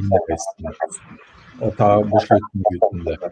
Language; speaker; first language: Norwegian; non-native, fluent; Polish